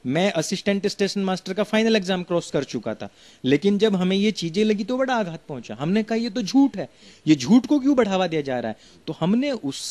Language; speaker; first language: Hindi; native; Hindi